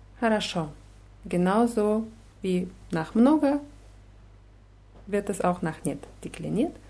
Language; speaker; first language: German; non-native, fluent; Russian